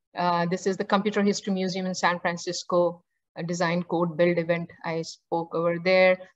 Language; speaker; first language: English; non-native, local second language; Marathi